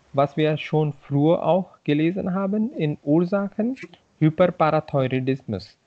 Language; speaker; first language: German; non-native, fluent; Hindi